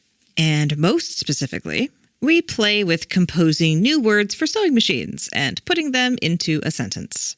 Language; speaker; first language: English; native; English